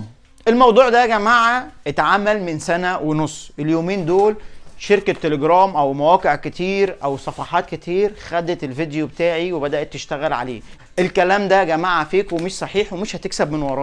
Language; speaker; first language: Arabic; native; Arabic